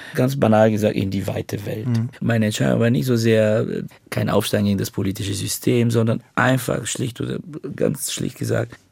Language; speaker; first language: German; non-native, fluent; Bulgarian